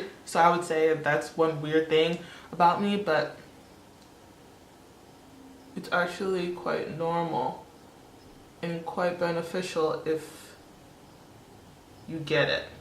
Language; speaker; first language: English; early bilingual, other home language; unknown